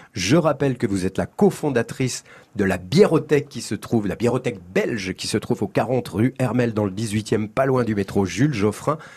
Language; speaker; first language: French; native; French